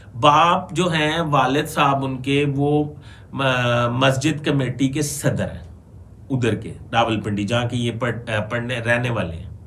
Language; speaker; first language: Urdu; native; Urdu